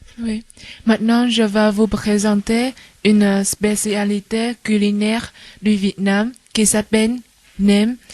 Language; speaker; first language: French; non-native, learner; Vietnamese